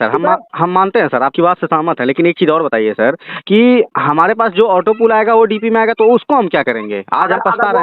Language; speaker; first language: Hindi; native; Hindi